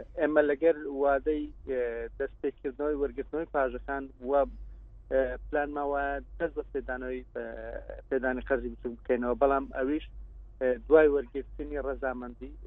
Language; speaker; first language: Central Kurdish; non-native, local second language; Kurdish